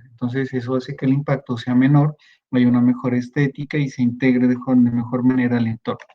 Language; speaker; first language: Spanish; native; Spanish